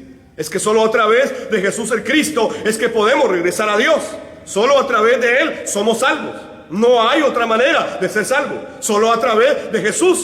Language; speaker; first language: Spanish; native; Spanish